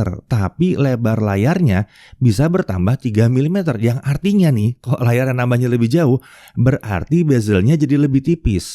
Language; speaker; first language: Indonesian; native; Indonesian